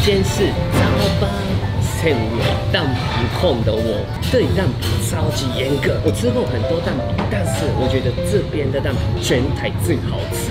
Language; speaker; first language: Chinese; non-native, fluent; Japanese